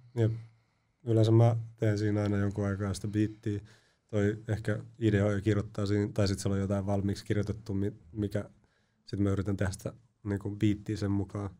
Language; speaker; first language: Finnish; native; Finnish